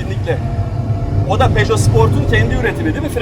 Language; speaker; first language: Turkish; native; Turkish